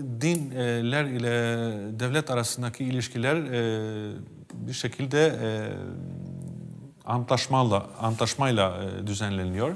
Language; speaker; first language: Turkish; non-native, fluent; Albanian